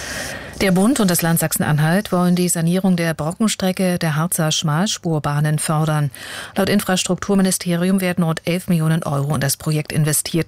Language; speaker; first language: German; native; German